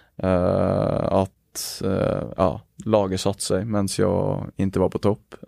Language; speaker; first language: Swedish; non-native, fluent; Norwegian